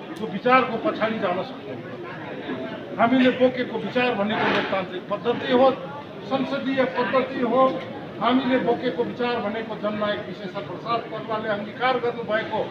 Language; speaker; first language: Nepali; non-native, local second language; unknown